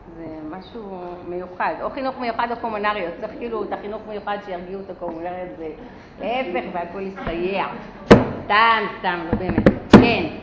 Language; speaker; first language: Hebrew; early bilingual, other home language; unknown